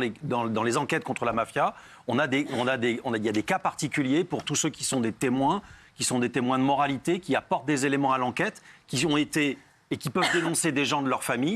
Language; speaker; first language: French; native; French